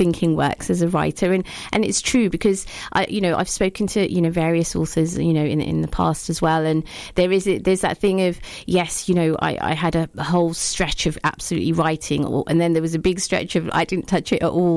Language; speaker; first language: English; native; English